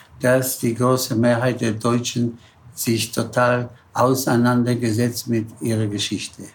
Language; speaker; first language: German; non-native, fluent; Spanish